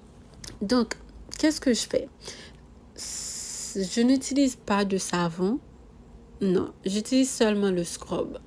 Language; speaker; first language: French; non-native, local second language; Haitian Creole